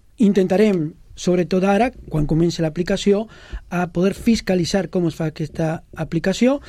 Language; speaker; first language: Catalan; non-native, local second language; Spanish